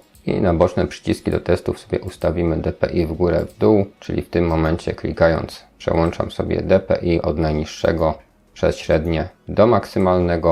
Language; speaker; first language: Polish; native; Polish